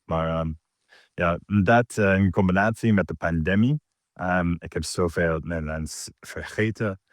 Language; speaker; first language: Dutch; non-native, learner; English